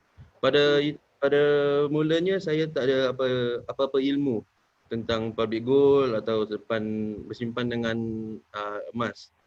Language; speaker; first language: Malay; native; Malay